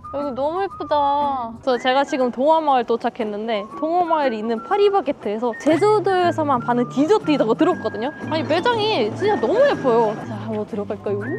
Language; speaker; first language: Korean; non-native, fluent; German